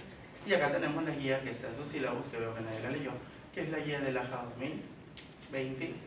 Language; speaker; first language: Spanish; native; Spanish